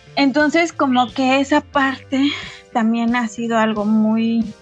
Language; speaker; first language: Spanish; non-native, local second language; Nahuatl languages